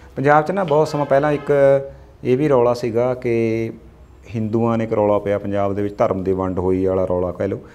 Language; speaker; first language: Punjabi; native; Punjabi